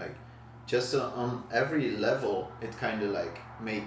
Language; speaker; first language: English; non-native, fluent; Dutch